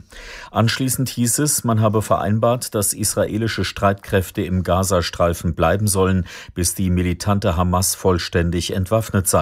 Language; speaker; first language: German; native; German